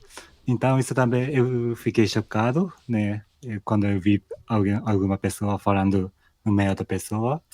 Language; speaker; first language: Portuguese; non-native, fluent; Japanese